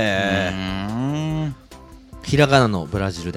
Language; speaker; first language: Japanese; native; Japanese